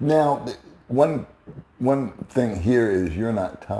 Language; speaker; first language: English; native; English